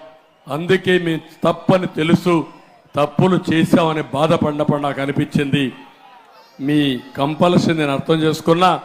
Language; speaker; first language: Telugu; native; Telugu